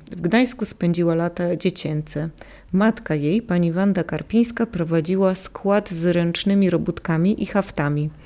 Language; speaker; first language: Polish; native; Polish